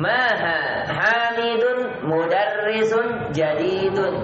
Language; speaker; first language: Arabic; non-native, fluent; Indonesian